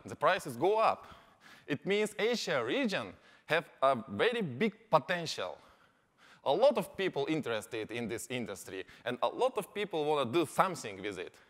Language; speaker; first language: English; non-native, learner; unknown